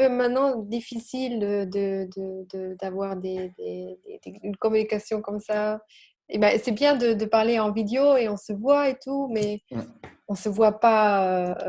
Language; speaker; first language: French; non-native, learner; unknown